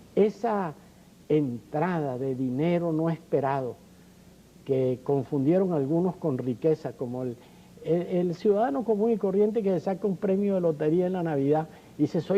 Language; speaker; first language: Spanish; native; Spanish